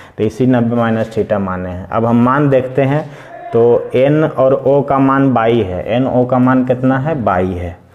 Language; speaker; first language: Hindi; native; Hindi